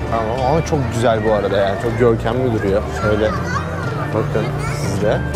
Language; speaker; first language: Turkish; native; Turkish